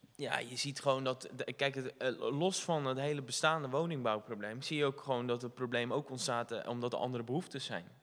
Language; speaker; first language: Dutch; native; Dutch